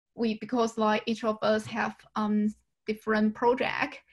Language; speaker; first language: English; non-native, fluent; Chinese